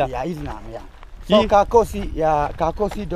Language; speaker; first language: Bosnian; non-native, learner; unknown